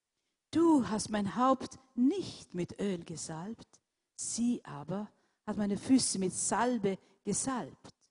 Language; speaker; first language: German; non-native, fluent; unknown